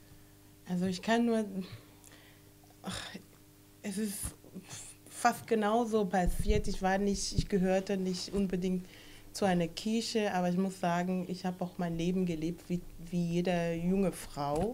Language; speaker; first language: German; non-native, fluent; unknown